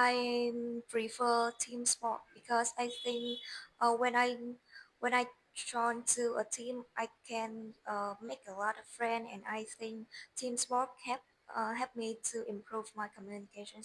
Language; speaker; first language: English; non-native, learner; Vietnamese